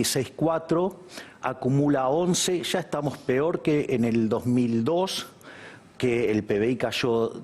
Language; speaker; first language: Spanish; native; Spanish